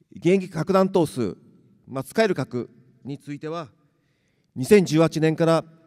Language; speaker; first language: Japanese; native; Japanese